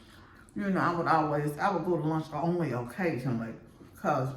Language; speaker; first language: English; native; English